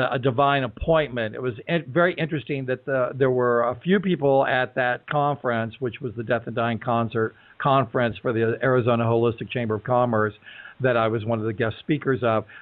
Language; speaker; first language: English; native; English